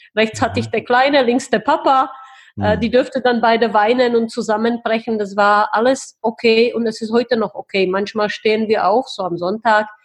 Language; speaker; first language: German; non-native, fluent; Czech